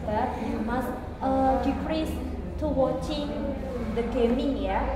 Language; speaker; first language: English; non-native, learner; Indonesian